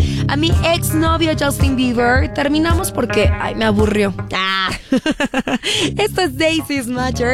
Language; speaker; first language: Spanish; native; Spanish